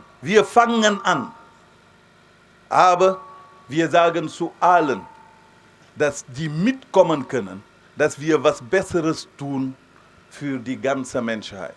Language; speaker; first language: German; non-native, fluent; Wolof